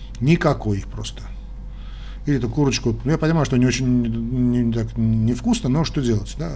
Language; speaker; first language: Russian; non-native, local second language; Armenian